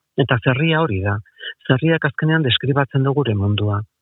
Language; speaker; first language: Basque; non-native, local second language; Spanish